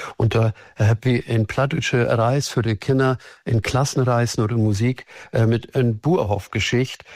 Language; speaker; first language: German; native; German